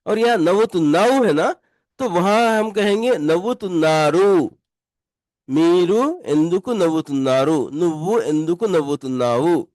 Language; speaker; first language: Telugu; non-native, local second language; Urdu